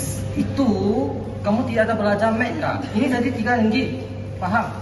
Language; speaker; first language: Indonesian; non-native, local second language; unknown